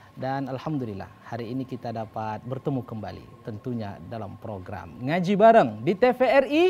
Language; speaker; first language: Indonesian; native; Indonesian